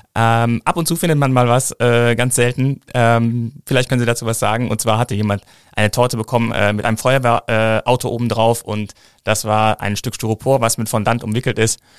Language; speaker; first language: German; native; German